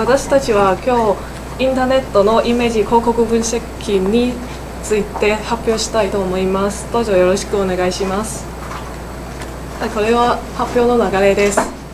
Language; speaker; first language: Japanese; non-native, learner; Cantonese